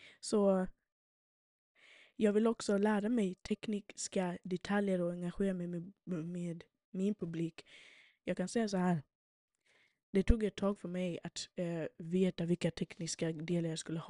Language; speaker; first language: Swedish; early bilingual, other home language; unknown